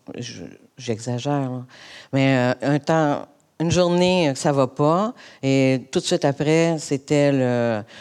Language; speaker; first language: French; native; French